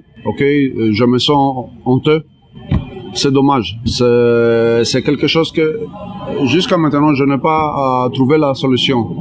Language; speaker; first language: French; non-native, learner; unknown